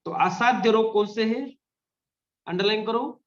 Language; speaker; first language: Hindi; non-native, local second language; Marathi